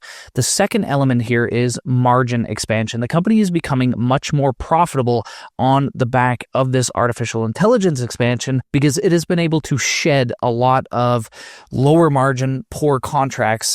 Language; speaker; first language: English; native; English